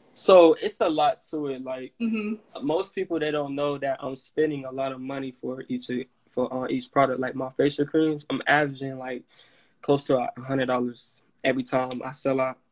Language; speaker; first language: English; native; English